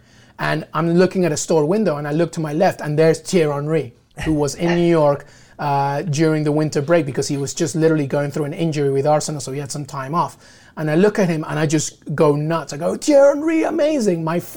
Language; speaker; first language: English; native; English